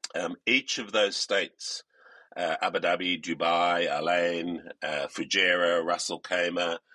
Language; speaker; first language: English; native; English